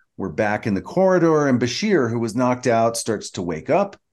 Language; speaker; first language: English; native; English